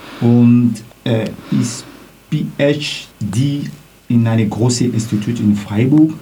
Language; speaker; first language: German; non-native, learner; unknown